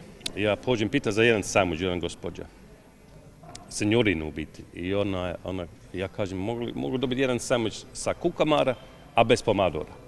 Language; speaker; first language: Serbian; non-native, fluent; English